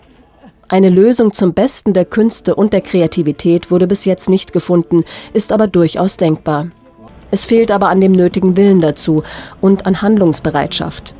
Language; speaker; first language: German; native; German